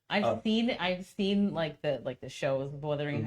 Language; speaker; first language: English; native; English